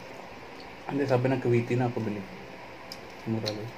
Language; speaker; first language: Filipino; non-native, learner; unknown